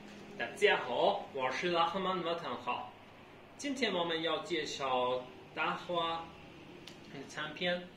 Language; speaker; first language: Chinese; non-native, learner; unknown